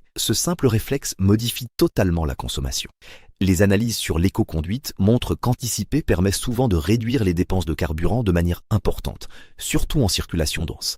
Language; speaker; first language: French; native; French